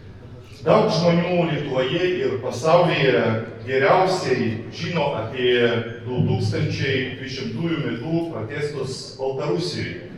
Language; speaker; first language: Lithuanian; non-native, learner; Belarusian